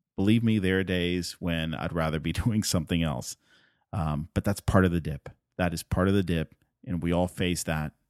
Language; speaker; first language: English; non-native, fluent; Spanish